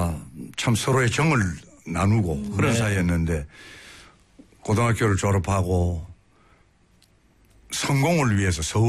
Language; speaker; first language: Korean; native; Korean